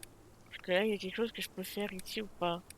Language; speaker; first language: French; native; French